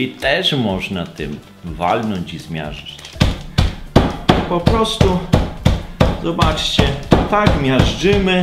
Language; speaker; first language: Polish; native; Polish